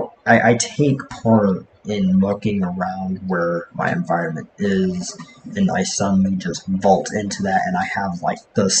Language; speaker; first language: English; native; English